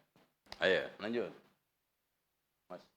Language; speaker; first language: Indonesian; native; Indonesian